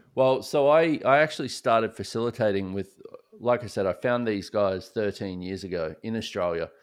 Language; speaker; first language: English; native; English